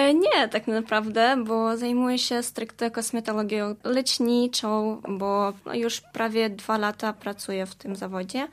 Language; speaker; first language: Polish; non-native, fluent; Russian